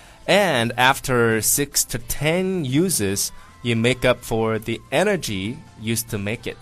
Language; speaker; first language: English; non-native, fluent; Chinese